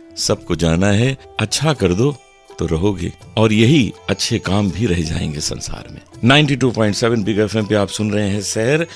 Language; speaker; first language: Hindi; native; Hindi